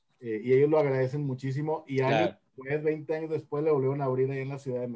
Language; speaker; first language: Spanish; native; Spanish